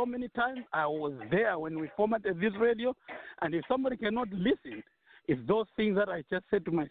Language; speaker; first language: English; non-native, local second language; Nyanja